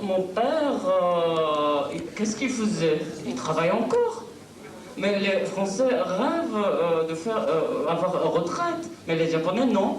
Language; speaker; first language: French; non-native, fluent; Japanese